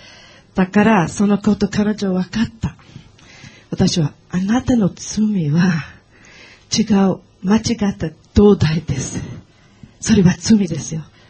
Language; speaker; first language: Japanese; non-native, learner; Portuguese